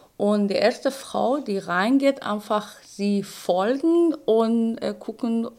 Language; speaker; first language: German; non-native, fluent; Persian